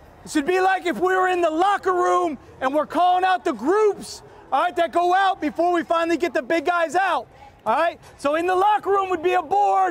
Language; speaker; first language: English; native; English